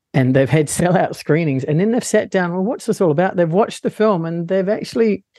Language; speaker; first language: English; native; English